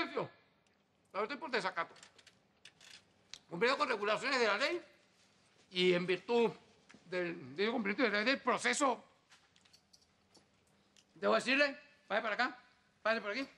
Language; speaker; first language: Spanish; native; Spanish